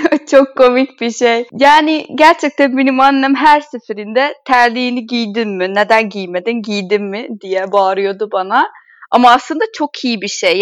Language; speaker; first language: Turkish; non-native, fluent; Hungarian